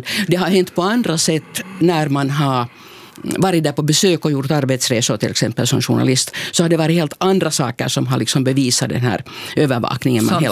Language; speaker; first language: Swedish; native; Swedish